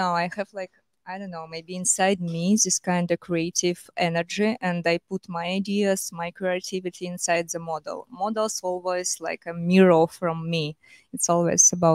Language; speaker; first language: English; non-native, fluent; Russian